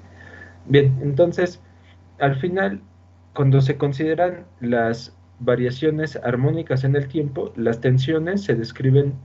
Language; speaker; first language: Spanish; native; Spanish